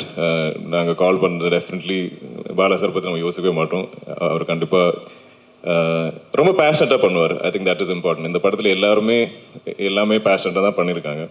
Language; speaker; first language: Tamil; non-native, local second language; Malayalam